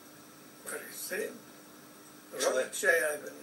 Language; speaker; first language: Hebrew; non-native, fluent; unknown